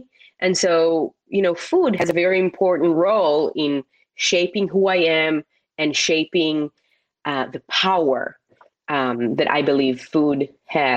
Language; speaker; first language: English; non-native, fluent; Hebrew